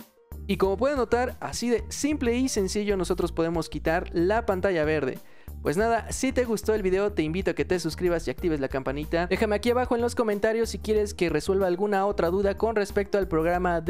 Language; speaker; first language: Spanish; native; Spanish